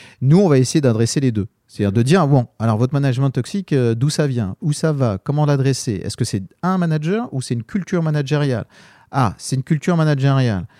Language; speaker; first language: French; native; French